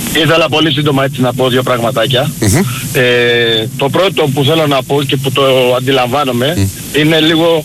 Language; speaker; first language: Greek; native; Greek